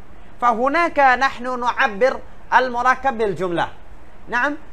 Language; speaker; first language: Arabic; non-native, fluent; Bangla